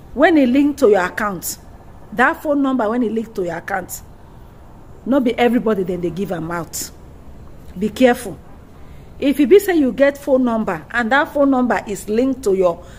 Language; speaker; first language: Nigerian Pidgin; native; Nigerian Pidgin